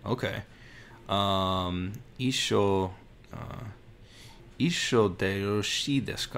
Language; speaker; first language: Japanese; non-native, learner; English